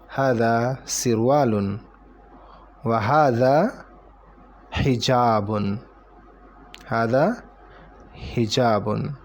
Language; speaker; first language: Arabic; non-native, fluent; Bangla